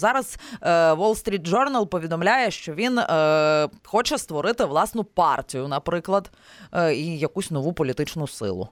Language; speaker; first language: Ukrainian; native; Ukrainian